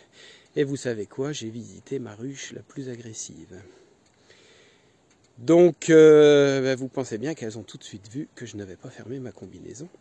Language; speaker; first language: French; native; French